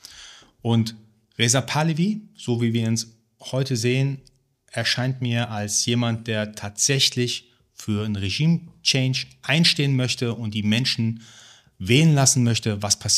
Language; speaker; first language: German; early bilingual, other home language; Persian